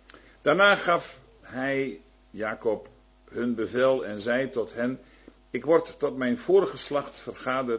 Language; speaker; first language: Dutch; native; Dutch